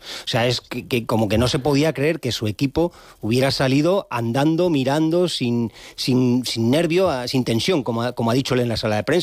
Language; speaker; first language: Spanish; native; Spanish